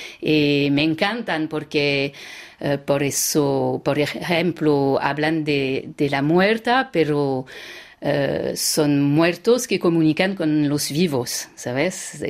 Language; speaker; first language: Spanish; non-native, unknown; French